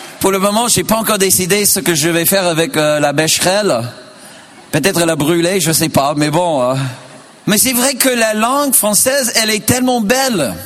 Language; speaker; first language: French; non-native, fluent; English